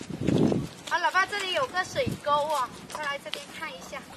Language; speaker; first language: Chinese; native; Chinese